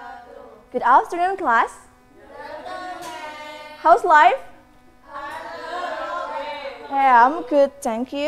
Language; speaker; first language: English; non-native, learner; Indonesian